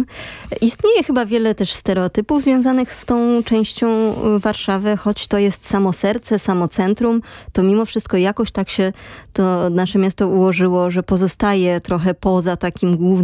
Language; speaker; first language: Polish; native; Polish